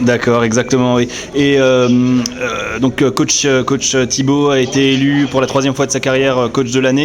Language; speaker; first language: French; native; French